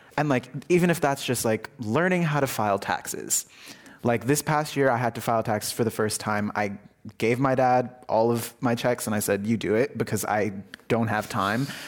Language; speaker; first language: English; early bilingual, other home language; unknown